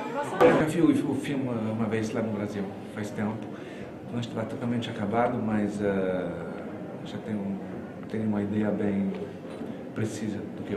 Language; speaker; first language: Portuguese; non-native, fluent; French